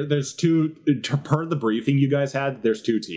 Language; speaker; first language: English; native; English